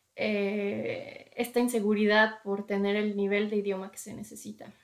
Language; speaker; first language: Spanish; native; Spanish